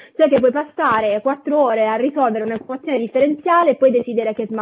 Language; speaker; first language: Italian; native; Italian